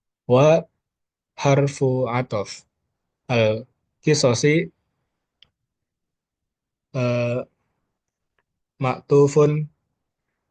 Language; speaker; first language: Arabic; non-native, learner; Indonesian